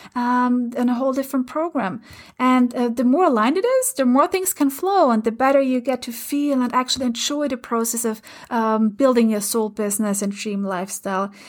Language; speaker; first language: English; non-native, fluent; German